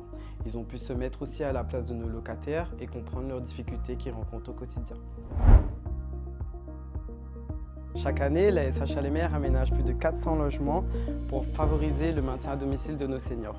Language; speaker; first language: French; non-native, local second language; Réunion Creole French